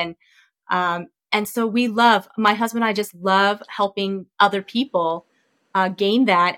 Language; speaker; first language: English; early bilingual, other home language; Vietnamese